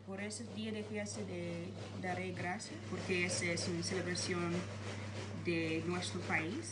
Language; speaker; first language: Spanish; non-native, learner; English